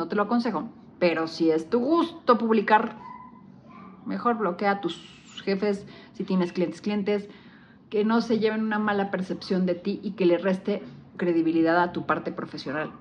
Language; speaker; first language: Spanish; native; Spanish